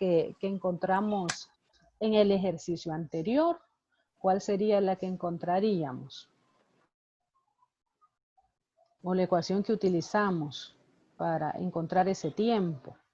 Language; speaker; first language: Spanish; native; Spanish